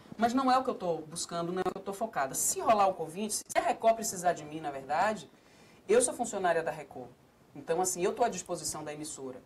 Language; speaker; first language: Portuguese; native; Portuguese